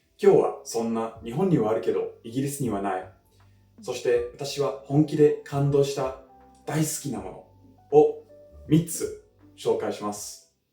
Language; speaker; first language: Japanese; non-native, fluent; English